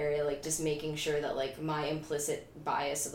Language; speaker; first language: English; native; English